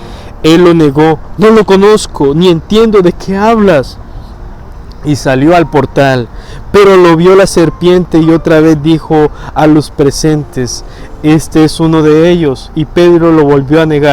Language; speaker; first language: Spanish; native; Spanish